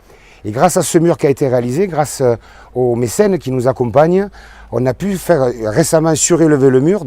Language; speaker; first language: French; native; French